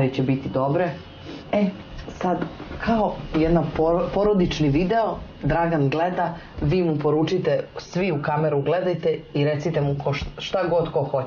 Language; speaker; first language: Serbian; native; Serbian